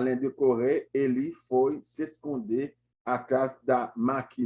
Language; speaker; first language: Portuguese; non-native, learner; Haitian Creole